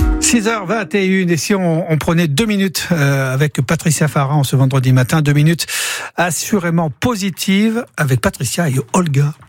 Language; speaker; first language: French; native; French